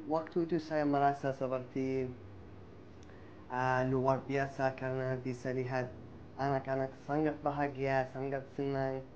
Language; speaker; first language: Indonesian; non-native, fluent; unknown